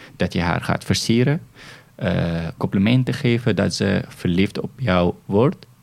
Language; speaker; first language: Dutch; non-native, fluent; Arabic